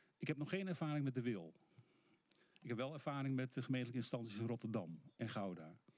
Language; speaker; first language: Dutch; native; Dutch